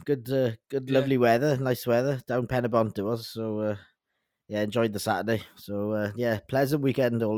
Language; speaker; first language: English; native; English